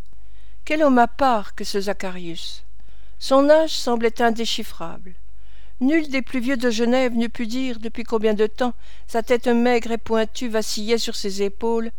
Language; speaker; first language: French; native; French